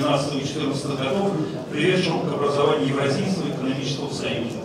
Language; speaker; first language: Russian; native; Russian